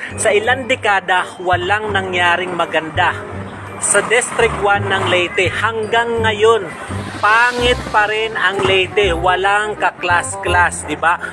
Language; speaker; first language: Filipino; non-native, local second language; Waray